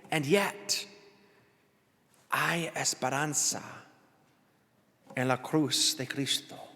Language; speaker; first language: Spanish; non-native, learner; English